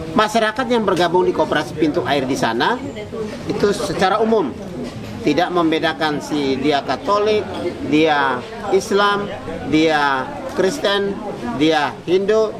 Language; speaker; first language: Indonesian; native; Indonesian